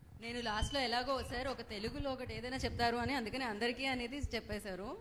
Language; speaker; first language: Telugu; native; Telugu